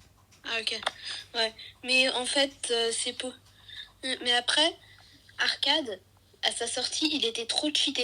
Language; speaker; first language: French; native; French